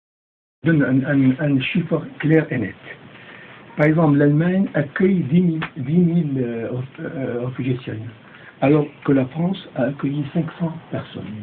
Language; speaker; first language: French; non-native, fluent; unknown